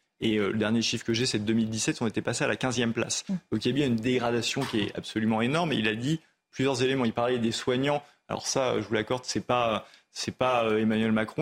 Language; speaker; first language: French; native; French